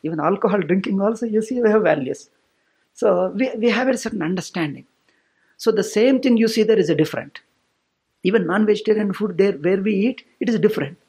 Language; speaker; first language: English; non-native, local second language; Kannada